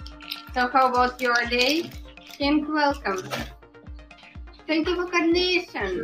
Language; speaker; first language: English; non-native, learner; Russian